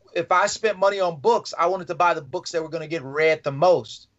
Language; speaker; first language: English; native; English